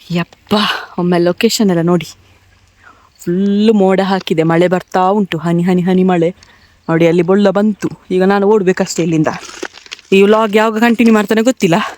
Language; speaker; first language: Kannada; native; Kannada